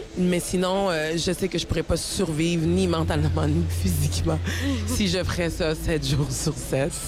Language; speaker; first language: French; native; French